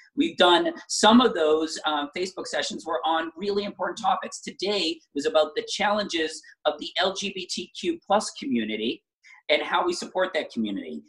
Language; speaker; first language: English; native; English